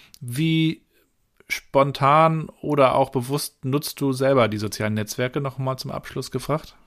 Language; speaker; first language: German; native; German